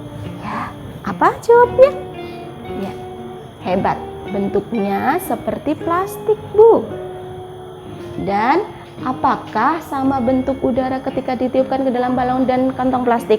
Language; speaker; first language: Indonesian; native; Indonesian